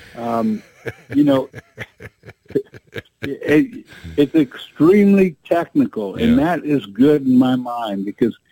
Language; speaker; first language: English; native; English